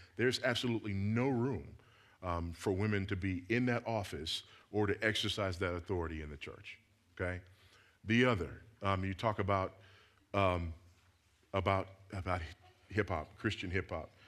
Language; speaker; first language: English; native; English